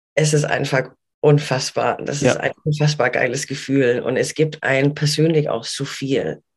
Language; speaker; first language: German; non-native, fluent; Danish